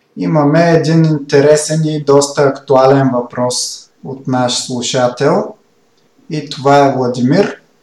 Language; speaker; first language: Bulgarian; native; Bulgarian